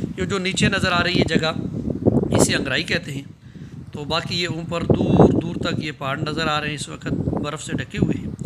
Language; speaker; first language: Urdu; non-native, local second language; Northern Hindko